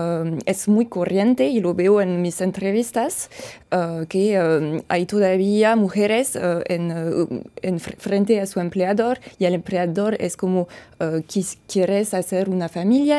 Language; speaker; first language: Spanish; non-native, fluent; French